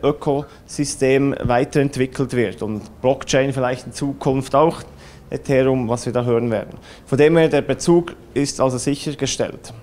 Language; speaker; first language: German; native; German